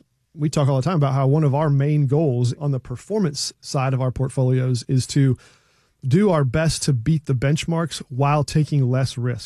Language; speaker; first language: English; native; English